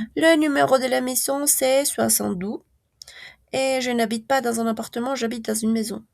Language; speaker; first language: French; non-native, fluent; Spanish